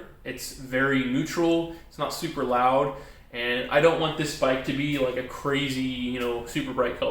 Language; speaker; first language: English; native; English